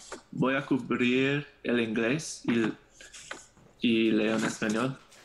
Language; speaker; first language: Spanish; non-native, learner; English